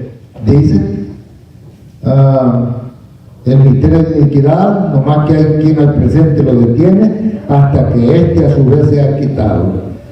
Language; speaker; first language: Spanish; native; Spanish